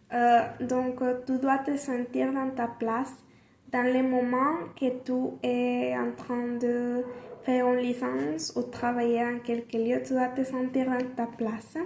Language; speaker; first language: French; non-native, learner; Spanish